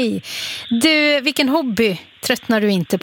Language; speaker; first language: Swedish; native; Swedish